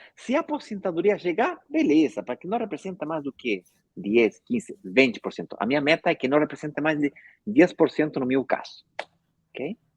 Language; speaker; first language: Portuguese; non-native, fluent; Spanish